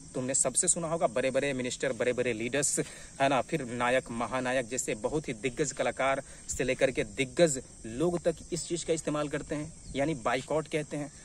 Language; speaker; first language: Hindi; native; Hindi